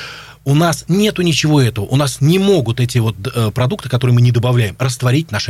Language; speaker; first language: Russian; native; Russian